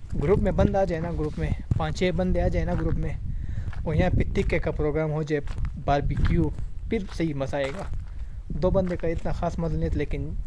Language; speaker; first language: Urdu; non-native, local second language; Pashto